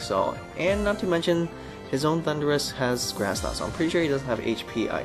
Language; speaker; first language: English; native; English